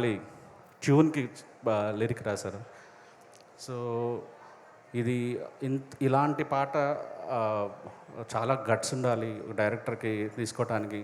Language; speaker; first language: Telugu; native; Telugu